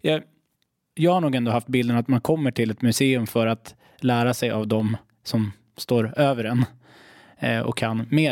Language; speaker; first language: Swedish; native; Swedish